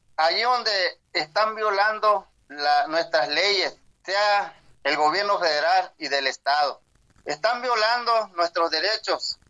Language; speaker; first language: Spanish; non-native, local second language; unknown